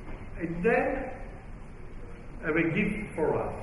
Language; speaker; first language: English; non-native, fluent; Italian